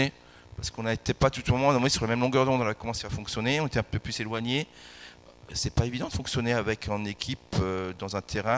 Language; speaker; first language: French; native; French